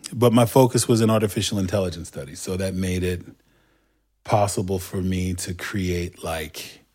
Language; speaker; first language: English; non-native, fluent; Turkish